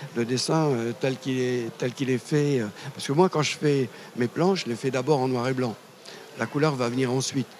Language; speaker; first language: French; native; French